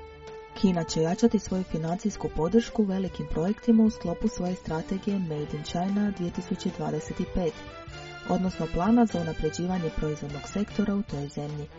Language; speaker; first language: Croatian; native; Croatian